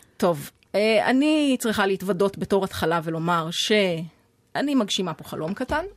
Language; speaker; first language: Hebrew; native; Hebrew